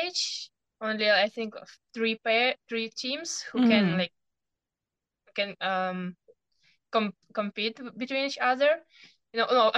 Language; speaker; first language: English; non-native, learner; Ukrainian